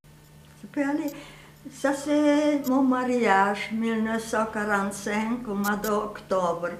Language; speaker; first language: French; non-native, fluent; Hungarian